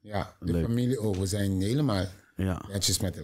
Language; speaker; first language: Dutch; non-native, learner; Papiamento